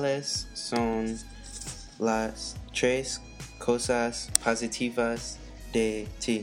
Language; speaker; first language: Spanish; non-native, learner; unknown